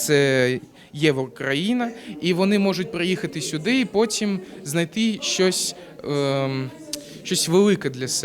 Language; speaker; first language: Ukrainian; non-native, local second language; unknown